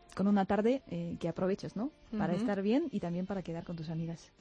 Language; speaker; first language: Spanish; non-native, fluent; Russian